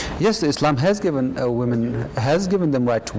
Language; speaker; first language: English; non-native, fluent; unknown